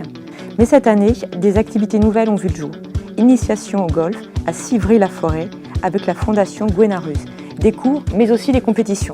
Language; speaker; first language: French; native; French